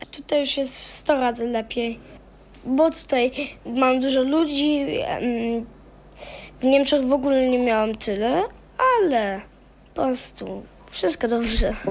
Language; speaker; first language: Polish; early bilingual, heritage; German